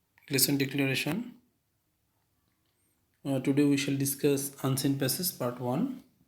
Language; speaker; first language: English; non-native, local second language; Bangla